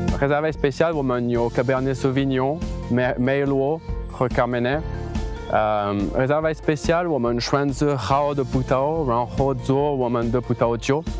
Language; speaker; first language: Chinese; non-native, learner; French